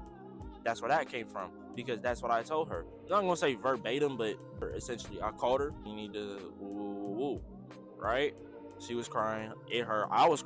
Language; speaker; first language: English; native; English